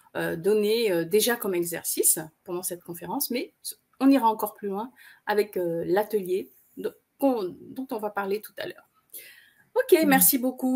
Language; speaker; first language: French; native; French